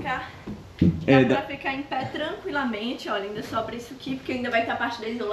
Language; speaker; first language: Portuguese; native; Portuguese